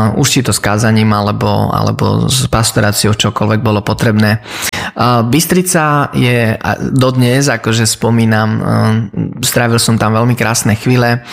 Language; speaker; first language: Slovak; early bilingual, heritage; Slovak